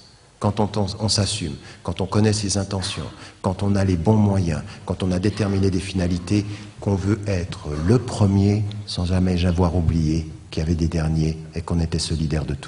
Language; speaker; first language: French; native; French